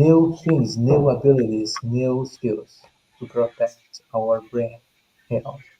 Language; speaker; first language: English; non-native, fluent; Portuguese